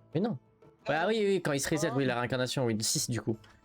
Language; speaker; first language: French; native; French